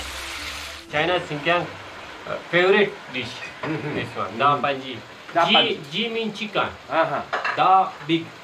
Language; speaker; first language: English; non-native, learner; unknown